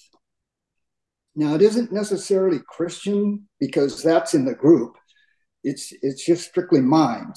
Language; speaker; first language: English; native; English